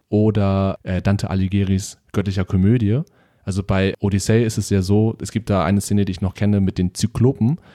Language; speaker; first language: German; early bilingual, other home language; Vietnamese